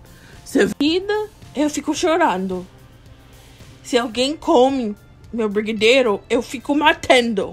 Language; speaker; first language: Portuguese; non-native, learner; English